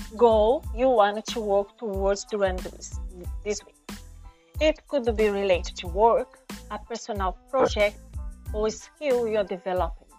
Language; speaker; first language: English; non-native, fluent; Portuguese